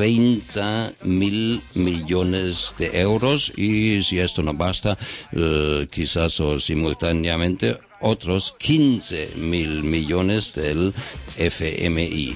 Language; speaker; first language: Spanish; non-native, fluent; German